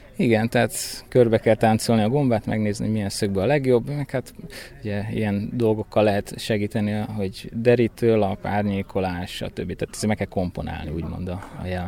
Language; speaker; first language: Hungarian; native; Hungarian